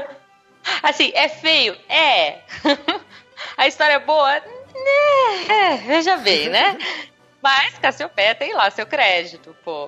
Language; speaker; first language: Portuguese; native; Portuguese